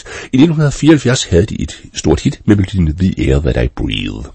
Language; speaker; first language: Danish; native; Danish